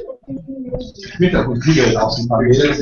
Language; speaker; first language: German; native; German